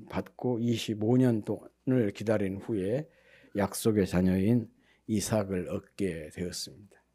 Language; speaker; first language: Korean; native; Korean